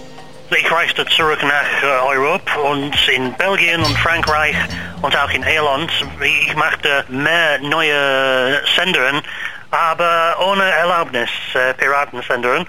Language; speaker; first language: German; non-native, learner; English